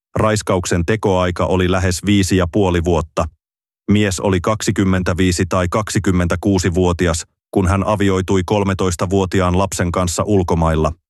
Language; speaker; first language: Finnish; native; Finnish